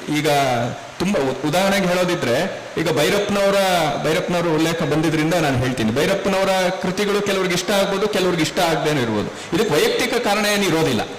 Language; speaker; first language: Kannada; non-native, local second language; Telugu